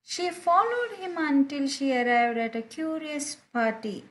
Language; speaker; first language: English; non-native, local second language; Kannada